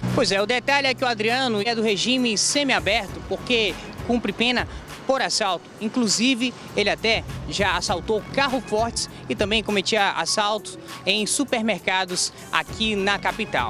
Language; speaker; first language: Portuguese; native; Portuguese